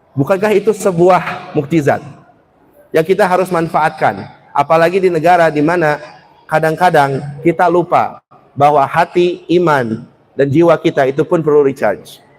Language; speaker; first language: Indonesian; early bilingual, heritage; Indonesian